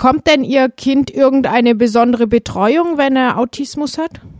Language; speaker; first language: German; native; German